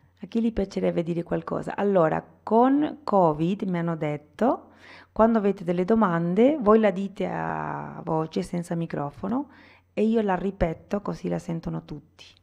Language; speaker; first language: Italian; non-native, fluent; Spanish